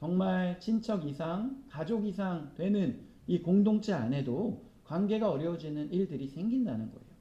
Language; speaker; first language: Korean; native; Korean